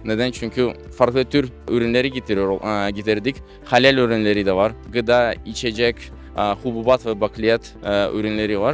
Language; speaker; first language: Turkish; non-native, fluent; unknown